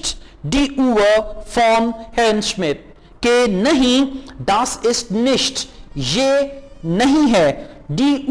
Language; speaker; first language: German; non-native, fluent; Urdu